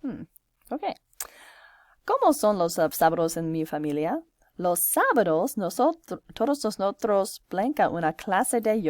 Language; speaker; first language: Spanish; non-native, fluent; English